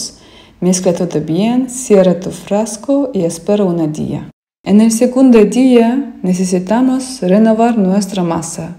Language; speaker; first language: Spanish; non-native, fluent; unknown